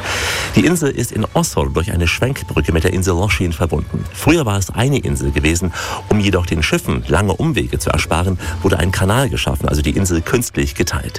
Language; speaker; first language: German; native; German